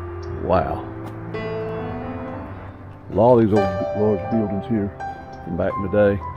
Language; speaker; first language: English; native; English